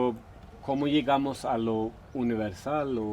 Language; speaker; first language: Spanish; non-native, fluent; Swedish